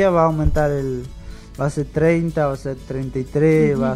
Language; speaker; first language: Spanish; native; Spanish